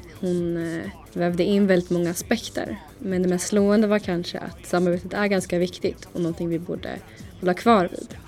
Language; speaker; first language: Swedish; native; Swedish